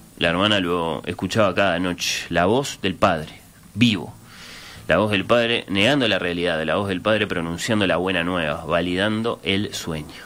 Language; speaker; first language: Spanish; native; Spanish